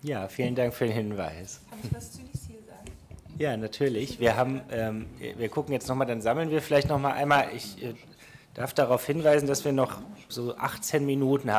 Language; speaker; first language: German; native; German